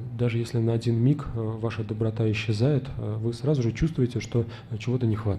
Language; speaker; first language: Russian; native; Russian